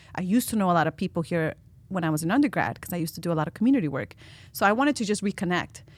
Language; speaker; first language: English; early bilingual, other home language; Spanish